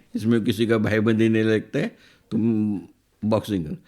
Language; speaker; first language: Hindi; non-native, local second language; Marathi